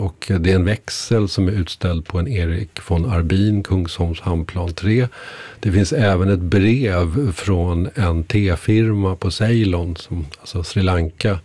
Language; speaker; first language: Swedish; native; Swedish